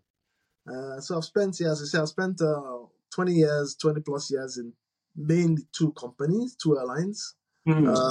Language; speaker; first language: English; non-native, local second language; Igbo